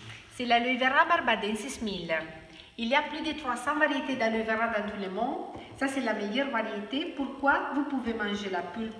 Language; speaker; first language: French; non-native, fluent; Spanish